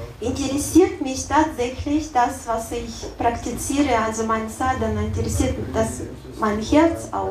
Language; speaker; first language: German; non-native, learner; Russian